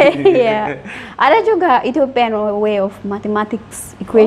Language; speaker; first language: Indonesian; non-native, learner; Amharic